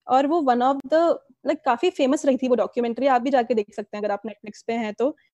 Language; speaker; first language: Hindi; native; Hindi